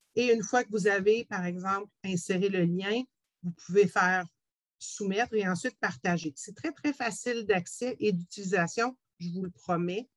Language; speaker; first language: French; native; French